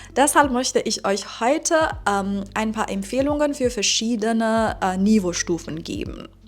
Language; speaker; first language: German; non-native, fluent; Persian